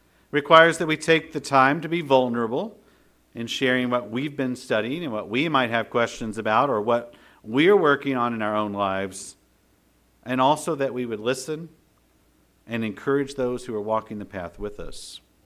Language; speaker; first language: English; native; English